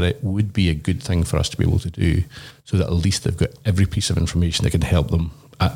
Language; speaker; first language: English; native; English